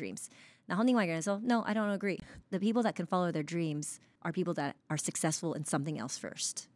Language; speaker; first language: English; early bilingual, other home language; Chinese